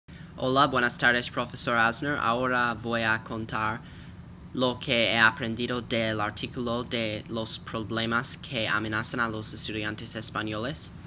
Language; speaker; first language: Spanish; non-native, fluent; English